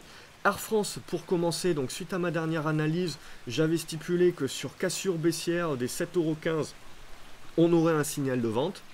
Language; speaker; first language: French; native; French